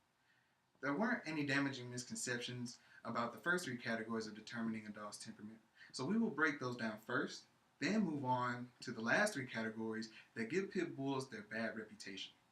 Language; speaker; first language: English; native; English